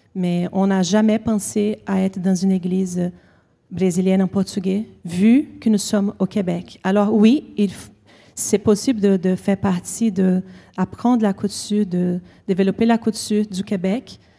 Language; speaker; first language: French; non-native, fluent; Portuguese